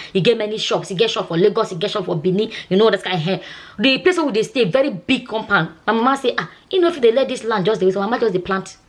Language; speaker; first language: Nigerian Pidgin; non-native, local second language; Igbo